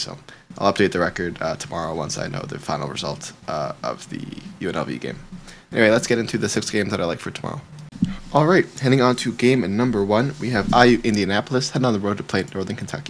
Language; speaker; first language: English; native; English